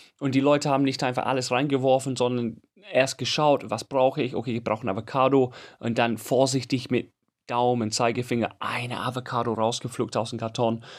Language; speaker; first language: German; non-native, fluent; English